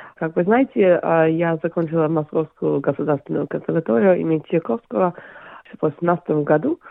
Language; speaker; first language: Russian; non-native, fluent; English